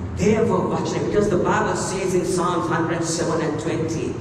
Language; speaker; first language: English; non-native, local second language; Sinhala